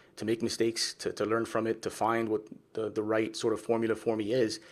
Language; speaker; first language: English; early bilingual, other home language; Spanish